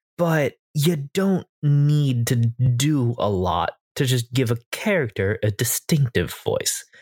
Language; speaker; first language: English; native; English